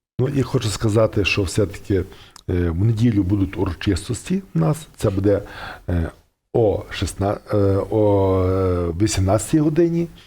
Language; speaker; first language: Ukrainian; native; Ukrainian